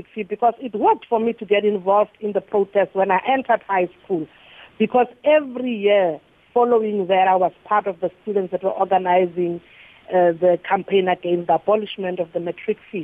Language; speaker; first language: English; non-native, local second language; Tswana